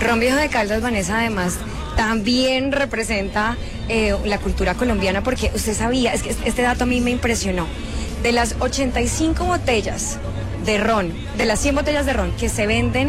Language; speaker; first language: Spanish; native; Spanish